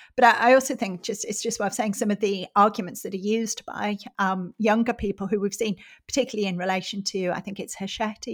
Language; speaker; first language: English; native; English